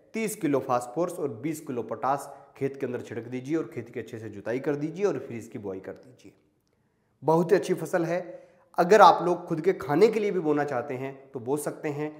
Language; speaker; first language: Hindi; native; Hindi